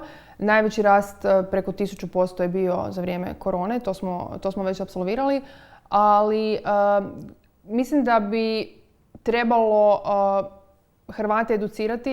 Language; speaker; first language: Croatian; native; Croatian